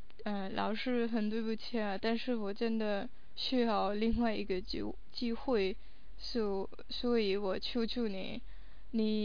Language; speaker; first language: Chinese; non-native, fluent; English